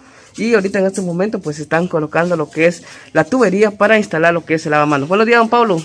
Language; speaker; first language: Spanish; native; Spanish